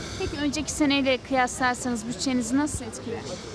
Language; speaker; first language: Turkish; native; Turkish